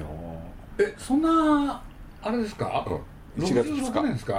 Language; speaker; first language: Japanese; native; Japanese